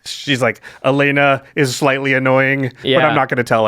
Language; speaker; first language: English; native; English